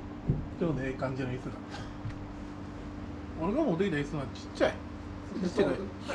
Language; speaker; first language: Japanese; native; Japanese